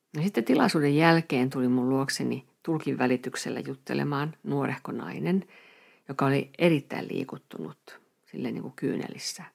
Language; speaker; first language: Finnish; native; Finnish